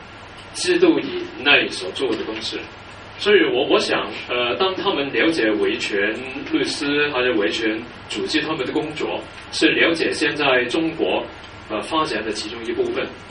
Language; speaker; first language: Chinese; non-native, local second language; Cantonese